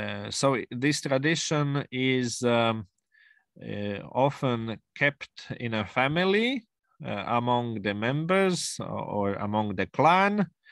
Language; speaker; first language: English; non-native, fluent; Latvian